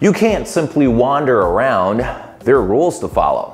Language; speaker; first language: English; non-native, fluent; Chinese